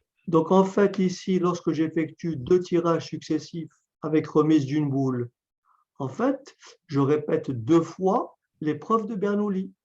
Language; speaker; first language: French; native; French